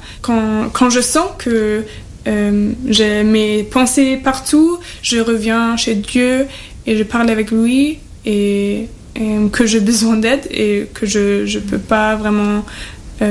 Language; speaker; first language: French; non-native, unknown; German